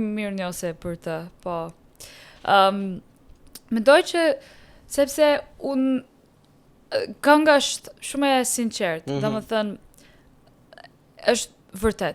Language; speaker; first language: Albanian; non-native, learner; English